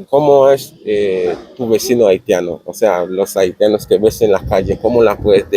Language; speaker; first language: Spanish; non-native, fluent; Haitian Creole